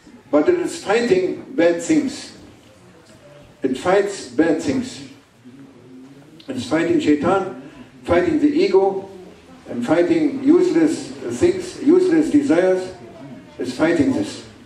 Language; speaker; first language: English; non-native, fluent; German